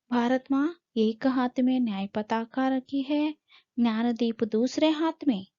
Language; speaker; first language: Hindi; non-native, local second language; Kannada